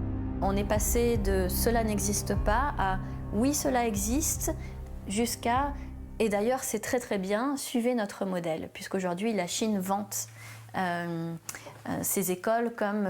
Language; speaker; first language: French; native; French